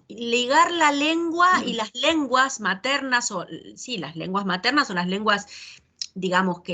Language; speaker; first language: Spanish; native; Spanish